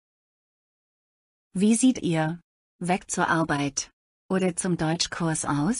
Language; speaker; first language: German; non-native, learner; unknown